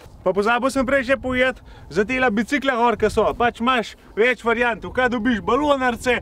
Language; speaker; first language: Slovenian; native; Slovenian